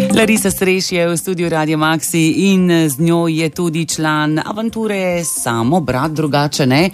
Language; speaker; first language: Slovenian; native; Slovenian